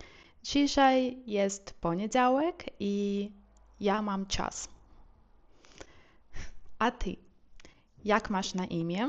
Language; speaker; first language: Polish; non-native, learner; Ukrainian